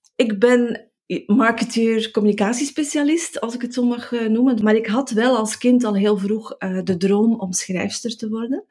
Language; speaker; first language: Dutch; native; Dutch